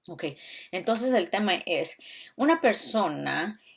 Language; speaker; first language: Spanish; early bilingual, other home language; English